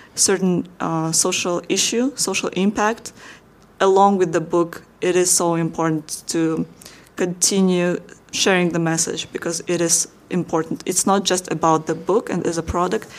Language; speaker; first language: English; non-native, fluent; Russian